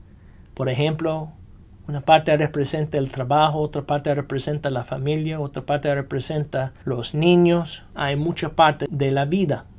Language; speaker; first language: Spanish; non-native, fluent; English